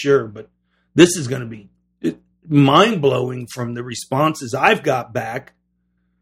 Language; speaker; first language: English; native; English